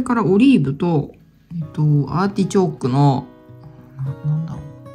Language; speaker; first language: Japanese; native; Japanese